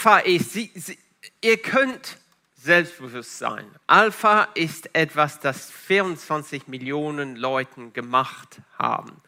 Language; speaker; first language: German; non-native, fluent; Italian